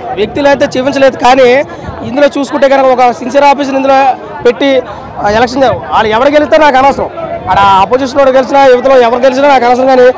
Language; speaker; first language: Telugu; native; Telugu